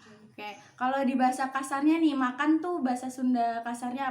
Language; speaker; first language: Indonesian; non-native, local second language; Javanese